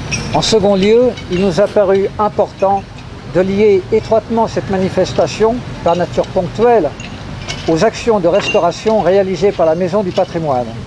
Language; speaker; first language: French; native; French